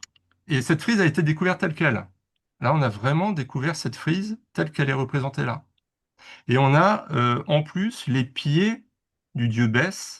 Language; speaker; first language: French; native; French